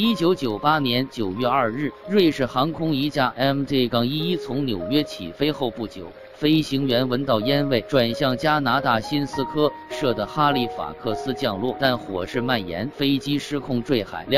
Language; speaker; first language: Chinese; native; Chinese